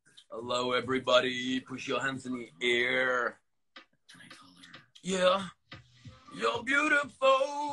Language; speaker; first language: English; non-native, learner; Italian